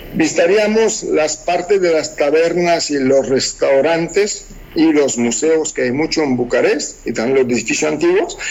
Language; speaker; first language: Spanish; non-native, fluent; Romanian